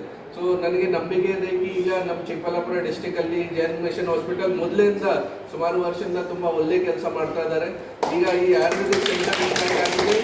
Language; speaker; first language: Kannada; non-native, local second language; Hindi